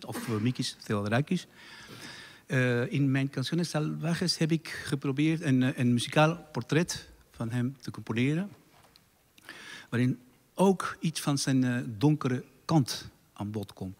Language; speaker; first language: Dutch; non-native, fluent; Spanish